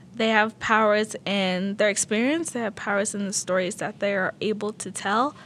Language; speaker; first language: English; early bilingual, other home language; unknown